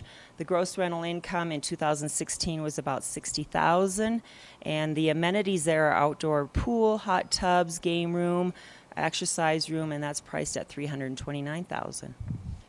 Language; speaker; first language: English; native; English